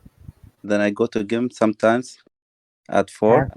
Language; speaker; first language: English; non-native, learner; Arabic